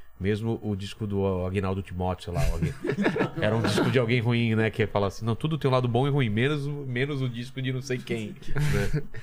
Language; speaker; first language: Portuguese; native; Portuguese